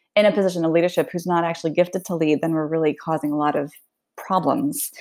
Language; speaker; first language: English; early bilingual, other home language; Swedish